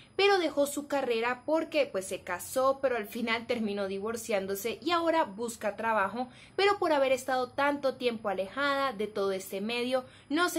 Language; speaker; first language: Spanish; native; Spanish